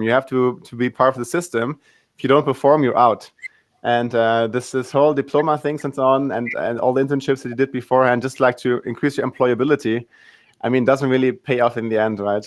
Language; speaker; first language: English; non-native, fluent; German